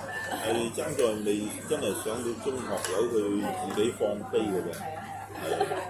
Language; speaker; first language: Cantonese; native; Cantonese